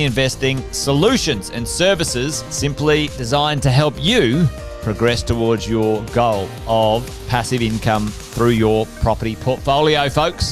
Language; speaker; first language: English; native; English